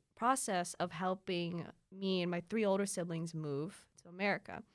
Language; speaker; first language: English; early bilingual, other home language; Filipino